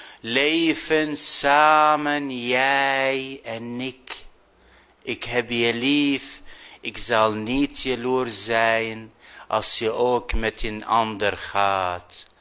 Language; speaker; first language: Dutch; non-native, fluent; Arabic